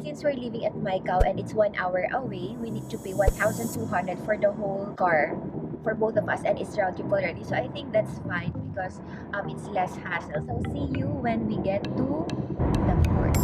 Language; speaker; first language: English; non-native, local second language; Filipino